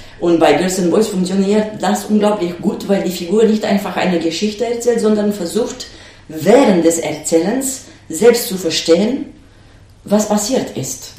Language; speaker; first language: German; non-native, fluent; Romanian